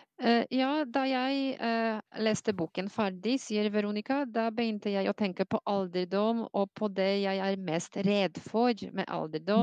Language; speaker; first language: Norwegian; non-native, fluent; Polish